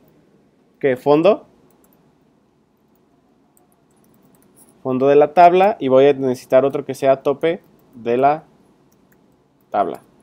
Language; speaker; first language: Spanish; native; Spanish